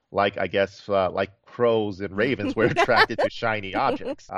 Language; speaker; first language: English; native; English